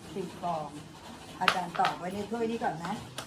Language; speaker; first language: Thai; native; Thai